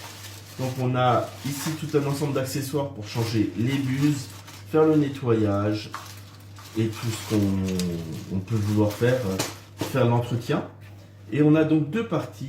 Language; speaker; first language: French; native; French